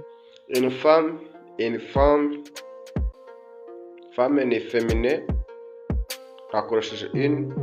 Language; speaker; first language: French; non-native, learner; Kinyarwanda